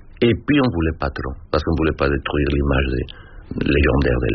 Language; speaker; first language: French; non-native, fluent; Spanish